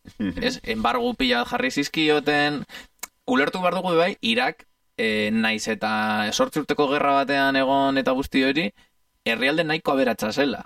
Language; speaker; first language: Basque; native; Basque